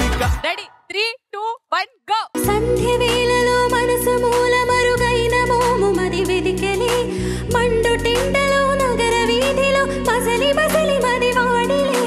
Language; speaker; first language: Telugu; native; Telugu